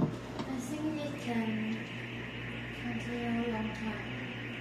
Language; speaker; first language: English; non-native, learner; Chinese